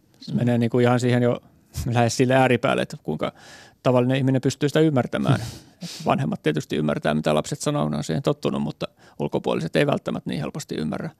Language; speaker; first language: Finnish; native; Finnish